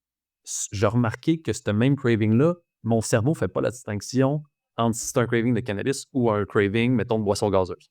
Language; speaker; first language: French; native; French